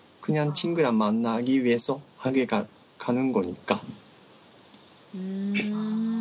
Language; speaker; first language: Korean; non-native, learner; Japanese